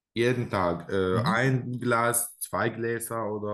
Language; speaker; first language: German; non-native, learner; Arabic